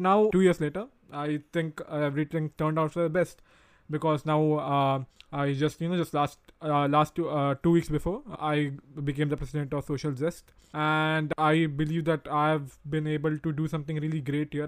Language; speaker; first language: English; non-native, local second language; Hindi